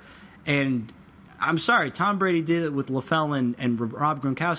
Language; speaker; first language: English; native; English